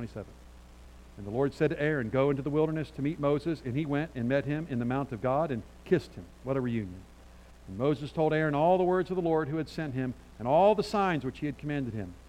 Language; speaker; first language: English; native; English